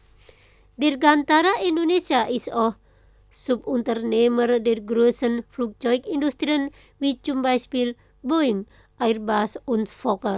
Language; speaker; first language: German; non-native, fluent; Indonesian